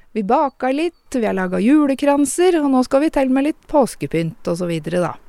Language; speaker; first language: Norwegian; native; Norwegian